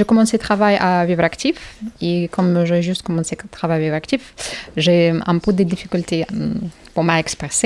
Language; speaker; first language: French; non-native, learner; Ukrainian